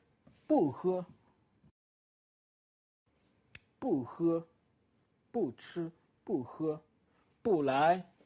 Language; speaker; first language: Chinese; non-native, learner; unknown